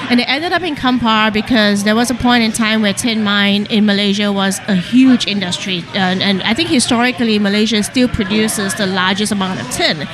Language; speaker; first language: English; non-native, local second language; Cantonese